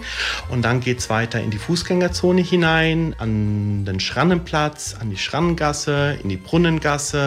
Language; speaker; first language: German; early bilingual, other home language; Italian